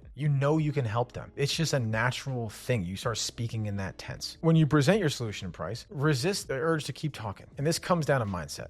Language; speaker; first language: English; native; English